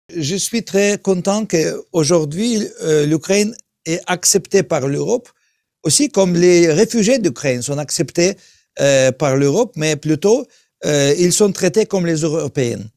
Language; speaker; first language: French; non-native, learner; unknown